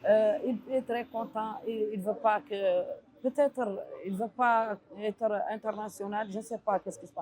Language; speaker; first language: French; non-native, learner; Arabic